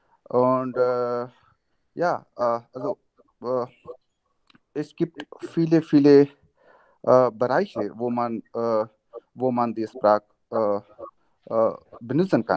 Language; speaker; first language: German; non-native, learner; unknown